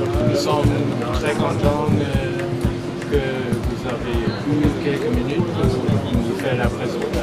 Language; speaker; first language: French; non-native, learner; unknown